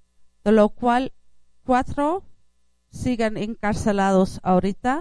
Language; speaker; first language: Spanish; non-native, fluent; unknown